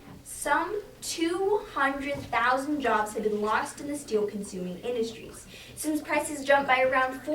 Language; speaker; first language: English; native; English